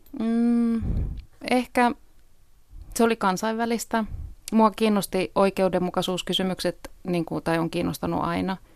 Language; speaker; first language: Finnish; early bilingual, heritage; Finnish